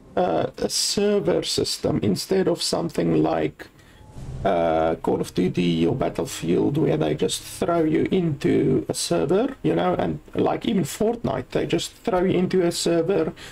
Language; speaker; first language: English; native; English